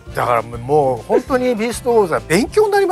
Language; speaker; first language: Japanese; native; Japanese